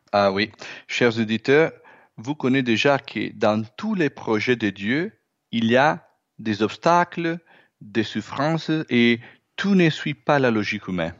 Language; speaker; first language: French; non-native, fluent; Italian